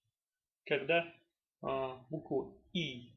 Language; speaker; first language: Russian; non-native, local second language; Tajik